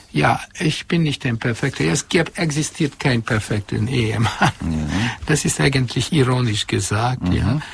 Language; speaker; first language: German; non-native, fluent; Hungarian